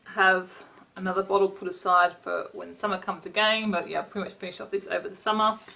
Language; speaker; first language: English; native; English